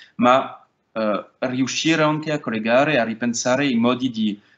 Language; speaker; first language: Italian; non-native, fluent; French